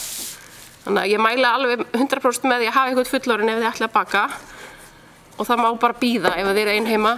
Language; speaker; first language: Icelandic; native; Icelandic